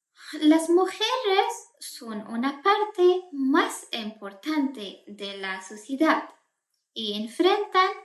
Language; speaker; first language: Spanish; non-native, fluent; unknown